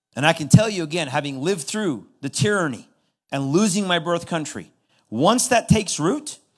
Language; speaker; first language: English; non-native, fluent; Persian